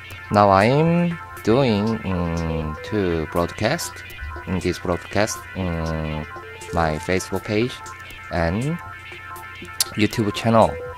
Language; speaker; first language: English; non-native, learner; Korean